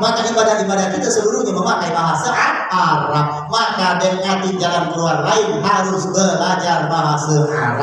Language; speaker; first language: Malay; native; Malay